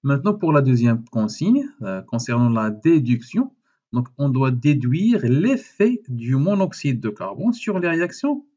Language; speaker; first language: French; non-native, local second language; Arabic